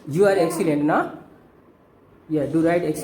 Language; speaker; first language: English; non-native, local second language; Hindi